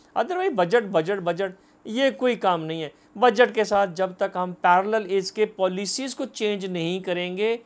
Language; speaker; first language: Urdu; non-native, local second language; Punjabi